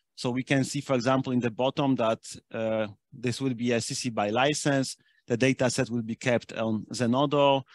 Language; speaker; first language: English; non-native, fluent; German